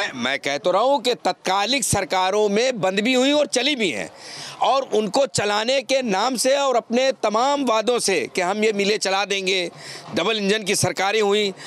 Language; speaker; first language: Hindi; native; Hindi